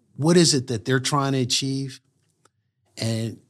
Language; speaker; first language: English; native; English